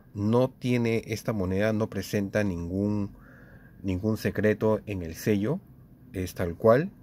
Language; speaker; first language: Spanish; native; Spanish